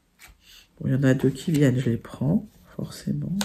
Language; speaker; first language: French; native; French